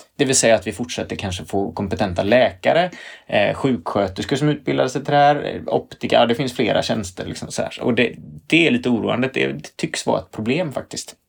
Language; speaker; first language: Swedish; native; Swedish